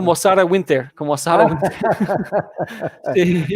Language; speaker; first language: Spanish; non-native, fluent; English